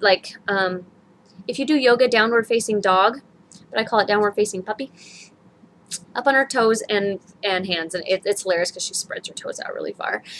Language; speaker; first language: English; native; English